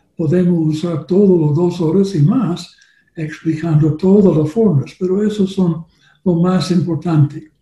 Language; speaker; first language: Spanish; non-native, learner; English